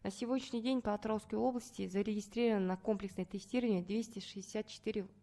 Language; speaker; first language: Russian; non-native, local second language; Kazakh